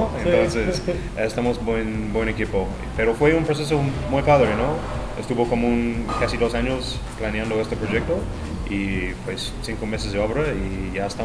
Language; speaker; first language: Spanish; non-native, fluent; English